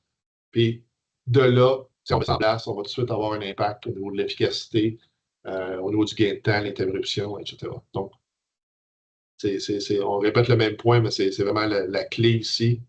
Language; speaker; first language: French; native; French